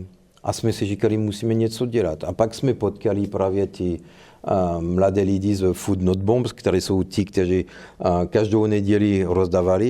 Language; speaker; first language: Czech; non-native, fluent; French